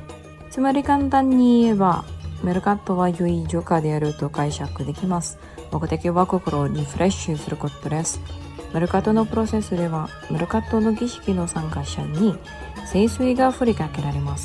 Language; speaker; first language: Japanese; non-native, fluent; Indonesian